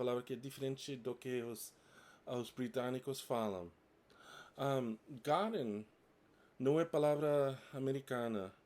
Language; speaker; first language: Portuguese; non-native, fluent; English